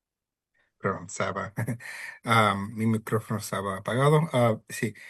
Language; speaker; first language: Spanish; early bilingual, heritage; Spanish